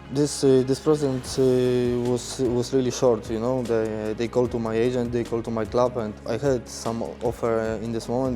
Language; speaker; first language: English; non-native, fluent; Polish